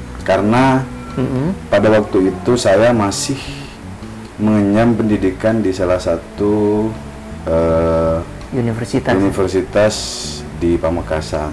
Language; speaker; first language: Indonesian; non-native, local second language; Madurese